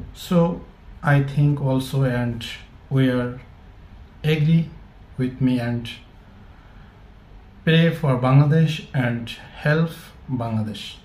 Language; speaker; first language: English; non-native, learner; Bangla